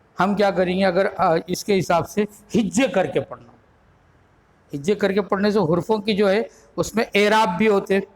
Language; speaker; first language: Urdu; native; Urdu